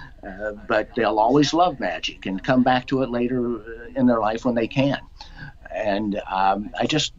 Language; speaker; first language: English; native; English